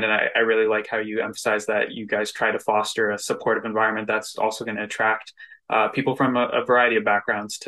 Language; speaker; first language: English; native; English